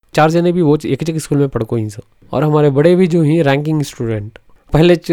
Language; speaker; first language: Hindi; non-native, local second language; Urdu